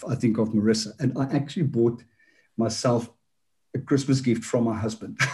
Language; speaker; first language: English; non-native, local second language; Afrikaans